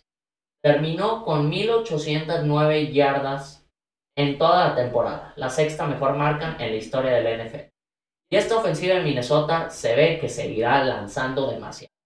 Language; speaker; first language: Spanish; native; Spanish